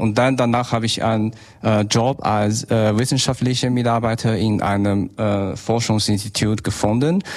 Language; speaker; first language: German; non-native, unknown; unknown